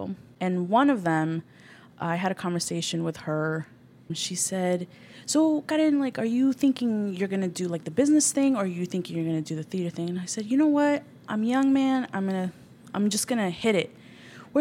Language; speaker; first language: English; early bilingual, other home language; Spanish